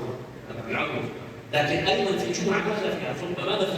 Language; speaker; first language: Arabic; native; Arabic